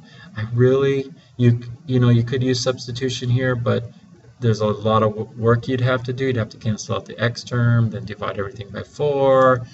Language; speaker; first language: English; native; English